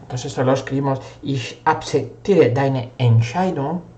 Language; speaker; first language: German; non-native, fluent; Spanish